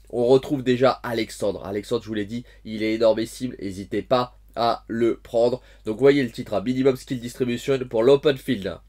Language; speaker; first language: French; native; French